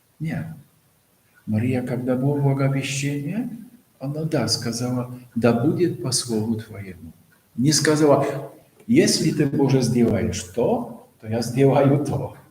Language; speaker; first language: Russian; non-native, fluent; Polish